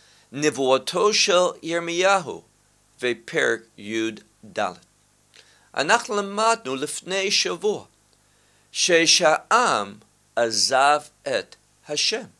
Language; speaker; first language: Hebrew; non-native, fluent; English